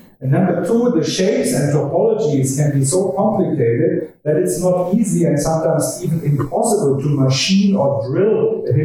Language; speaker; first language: English; non-native, fluent; German